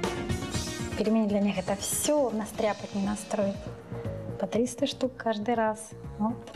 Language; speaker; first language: Russian; native; Russian